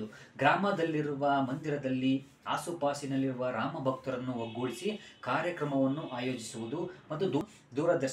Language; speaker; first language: Kannada; native; Kannada